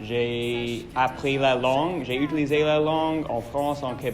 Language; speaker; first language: French; non-native, local second language; English